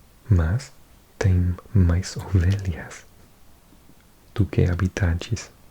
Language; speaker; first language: Portuguese; non-native, learner; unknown